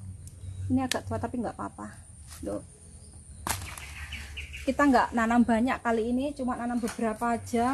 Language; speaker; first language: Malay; non-native, local second language; Javanese